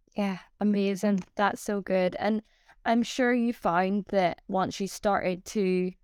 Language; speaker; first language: English; native; English